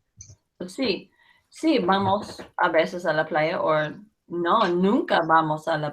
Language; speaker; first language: Spanish; non-native, fluent; English